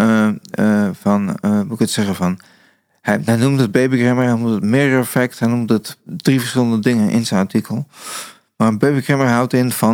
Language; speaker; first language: Dutch; native; Dutch